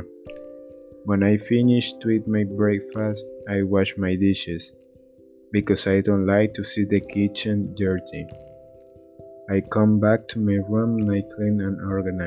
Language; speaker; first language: English; non-native, learner; Spanish